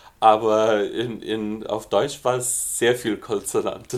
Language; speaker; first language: German; non-native, fluent; Lithuanian